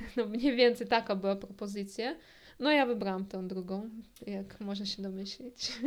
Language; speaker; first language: Polish; non-native, fluent; Russian